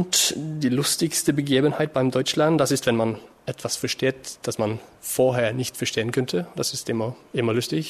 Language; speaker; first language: German; non-native, fluent; Norwegian